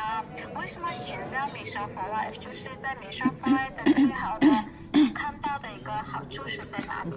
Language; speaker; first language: Chinese; non-native, fluent; Mongolian